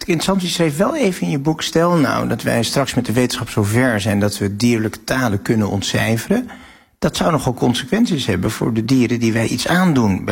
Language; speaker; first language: Dutch; native; Dutch